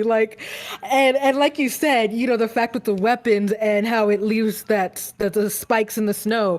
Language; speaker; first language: English; native; English